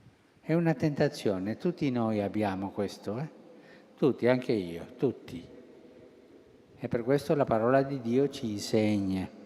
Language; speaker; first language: Italian; non-native, fluent; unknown